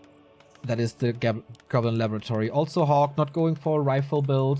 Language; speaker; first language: English; non-native, fluent; German